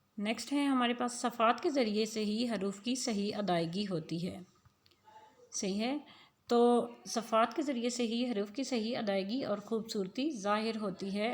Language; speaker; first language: Urdu; native; Urdu